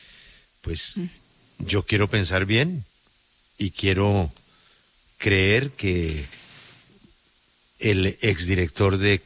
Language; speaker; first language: Spanish; native; Spanish